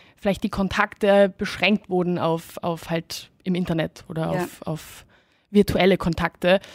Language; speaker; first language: German; non-native, fluent; Spanish